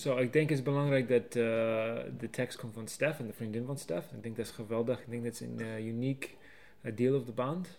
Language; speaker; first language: Dutch; non-native, learner; English